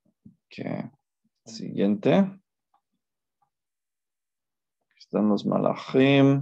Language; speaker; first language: Spanish; non-native, fluent; English